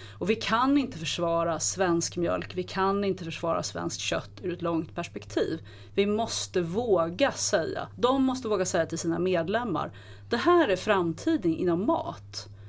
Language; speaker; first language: Swedish; native; Swedish